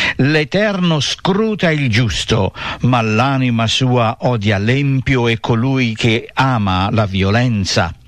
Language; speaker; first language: Italian; native; Italian